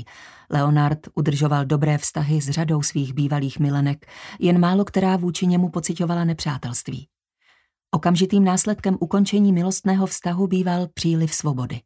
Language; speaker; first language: Czech; native; Czech